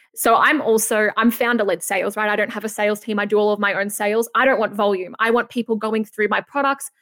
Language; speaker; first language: English; native; English